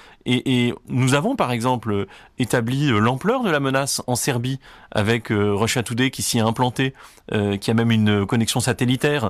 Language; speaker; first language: French; native; French